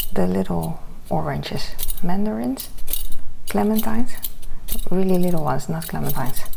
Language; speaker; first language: English; non-native, fluent; Dutch